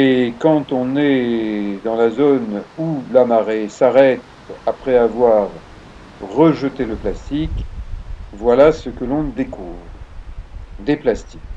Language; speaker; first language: French; native; French